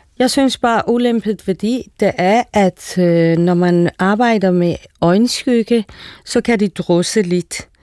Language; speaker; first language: Danish; non-native, fluent; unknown